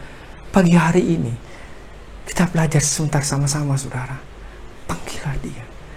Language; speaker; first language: Indonesian; native; Indonesian